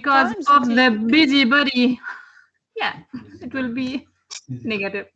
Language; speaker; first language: English; non-native, learner; Arabic